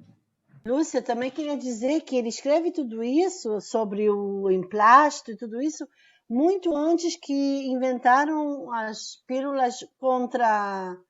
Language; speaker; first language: Portuguese; non-native, fluent; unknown